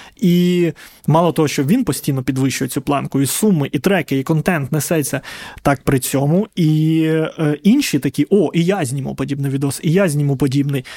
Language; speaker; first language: Ukrainian; non-native, local second language; Russian